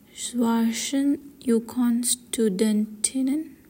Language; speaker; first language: German; non-native, learner; English